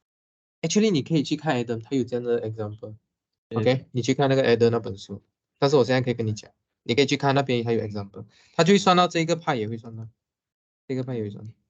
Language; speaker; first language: Chinese; native; Chinese